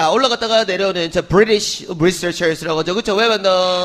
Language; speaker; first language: Korean; native; Korean